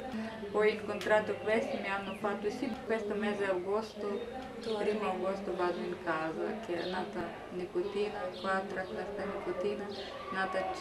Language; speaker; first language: Italian; non-native, learner; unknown